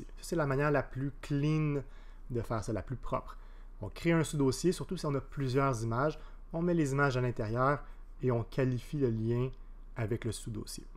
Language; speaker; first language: French; native; French